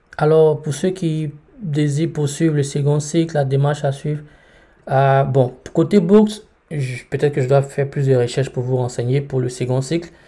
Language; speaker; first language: French; native; French